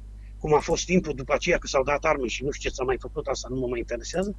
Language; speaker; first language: Romanian; native; Romanian